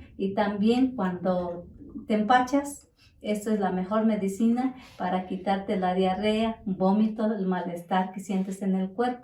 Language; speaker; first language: Spanish; native; Spanish